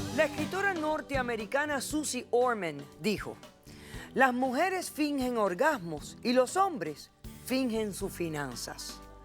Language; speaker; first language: Spanish; native; Spanish